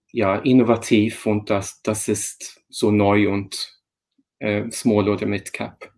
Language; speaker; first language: German; non-native, fluent; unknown